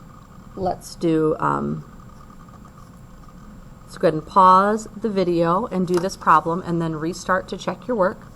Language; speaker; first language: English; native; English